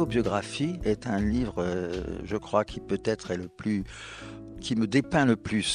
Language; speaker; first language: French; native; French